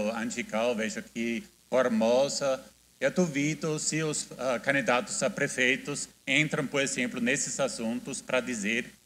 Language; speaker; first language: Portuguese; non-native, fluent; German